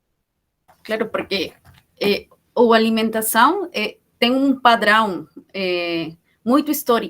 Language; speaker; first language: Portuguese; non-native, fluent; Spanish